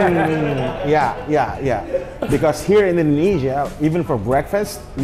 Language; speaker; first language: English; non-native, fluent; Indonesian